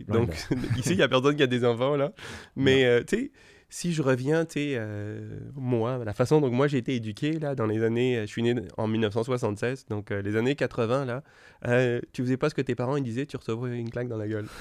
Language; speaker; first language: French; native; French